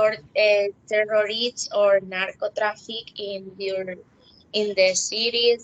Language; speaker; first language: English; non-native, learner; Spanish